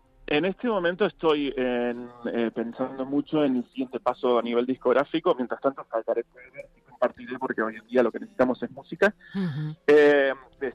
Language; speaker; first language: Spanish; native; Spanish